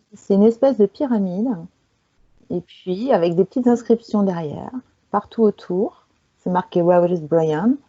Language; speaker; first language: French; native; French